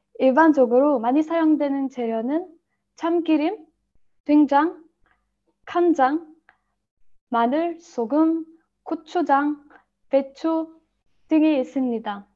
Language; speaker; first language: Korean; non-native, learner; Arabic